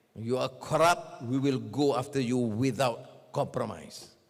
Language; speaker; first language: English; non-native, local second language; Malay